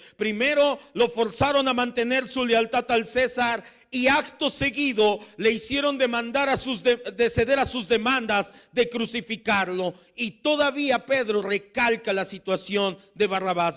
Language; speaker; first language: Spanish; native; Spanish